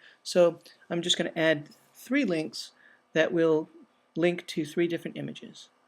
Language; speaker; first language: English; native; English